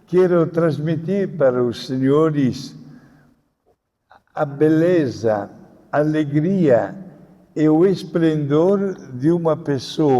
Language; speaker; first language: Portuguese; non-native, fluent; Italian